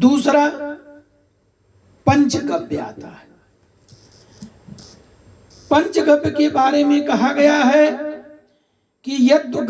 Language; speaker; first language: Hindi; native; Hindi